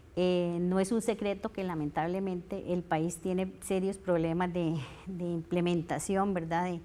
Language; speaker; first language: Spanish; native; Spanish